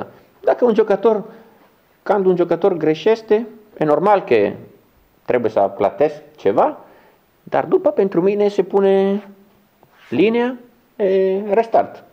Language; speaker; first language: Romanian; non-native, learner; Italian